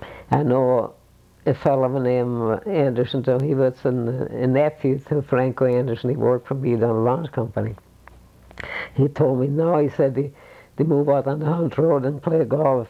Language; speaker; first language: English; non-native, fluent; Swedish